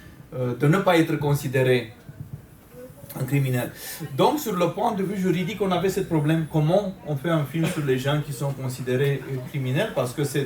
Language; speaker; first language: French; non-native, fluent; Romanian